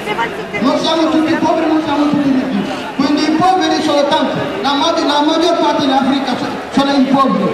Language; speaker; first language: Italian; non-native, learner; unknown